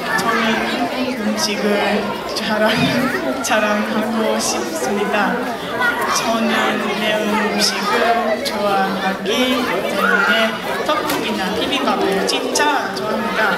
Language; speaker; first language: Korean; early bilingual, heritage; English